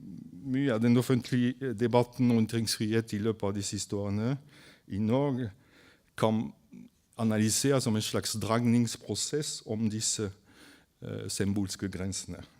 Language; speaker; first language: Norwegian; non-native, fluent; French